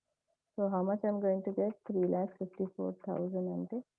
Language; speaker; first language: English; non-native, local second language; Telugu